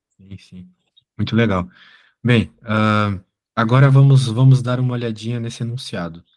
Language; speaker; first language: Portuguese; native; Portuguese